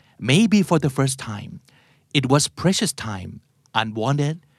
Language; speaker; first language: English; non-native, fluent; Thai